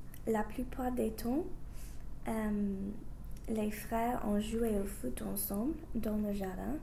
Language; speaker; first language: French; non-native, fluent; English